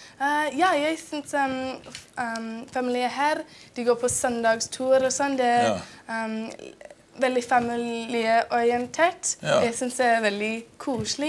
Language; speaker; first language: Norwegian; non-native, fluent; English